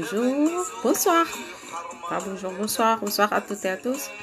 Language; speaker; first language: French; non-native, learner; Arabic